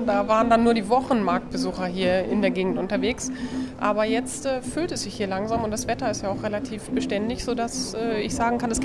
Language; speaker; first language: German; native; German